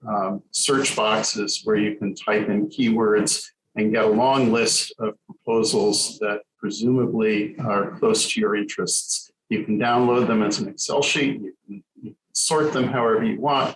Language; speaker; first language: English; native; English